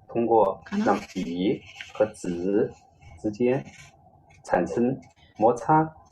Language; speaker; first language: Chinese; native; Chinese